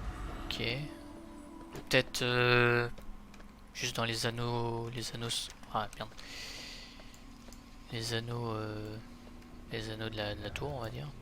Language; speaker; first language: French; native; French